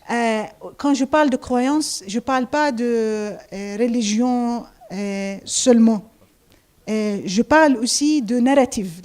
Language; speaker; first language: French; non-native, fluent; Arabic